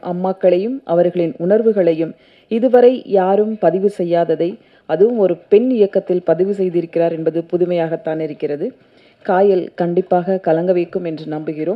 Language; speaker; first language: Tamil; native; Tamil